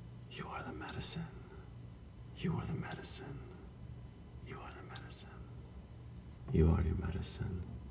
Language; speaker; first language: English; early bilingual, other home language; Spanish